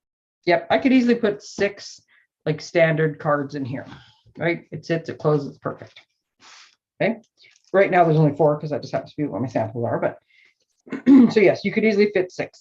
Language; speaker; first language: English; native; English